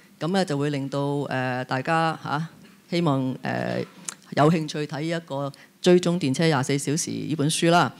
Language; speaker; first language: Cantonese; native; Cantonese